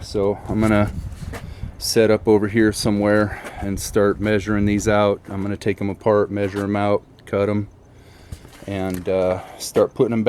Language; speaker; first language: English; native; English